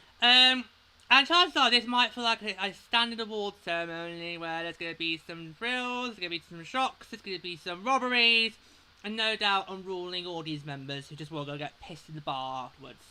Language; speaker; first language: English; native; English